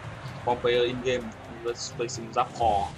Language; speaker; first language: English; non-native, learner; Vietnamese